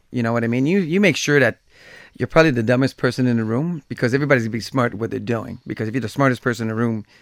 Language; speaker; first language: English; native; English